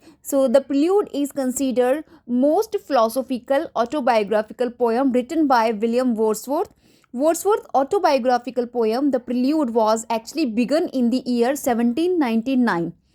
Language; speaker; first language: English; non-native, local second language; Hindi